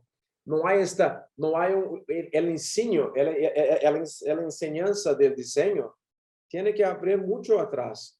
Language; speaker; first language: Spanish; non-native, learner; Portuguese